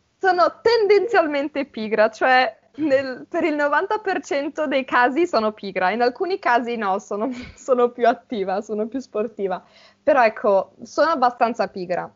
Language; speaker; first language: Italian; native; Italian